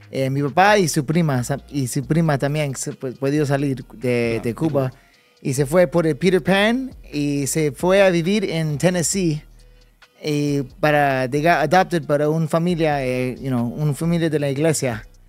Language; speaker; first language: Spanish; early bilingual, other home language; English